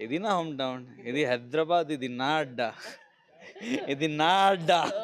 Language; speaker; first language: Telugu; non-native, local second language; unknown